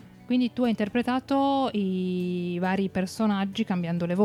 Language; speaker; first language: Italian; native; Italian